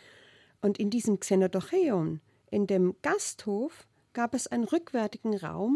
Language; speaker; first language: German; native; German